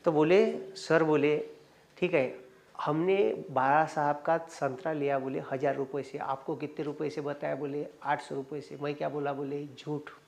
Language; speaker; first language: Hindi; non-native, local second language; Marathi